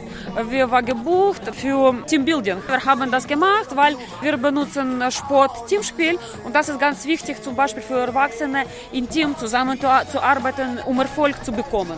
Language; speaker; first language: German; non-native, learner; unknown